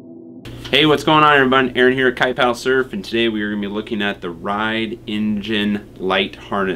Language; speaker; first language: English; native; English